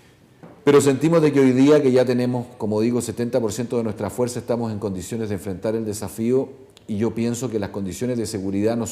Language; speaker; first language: Spanish; native; Spanish